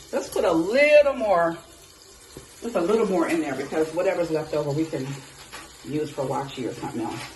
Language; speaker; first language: English; native; English